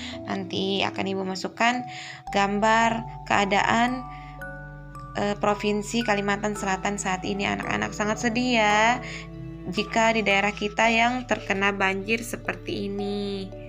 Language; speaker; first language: Indonesian; native; Indonesian